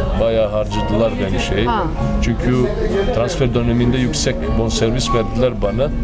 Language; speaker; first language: Turkish; non-native, fluent; Serbian